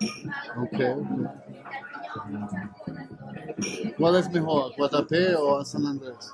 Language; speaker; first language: Spanish; non-native, learner; German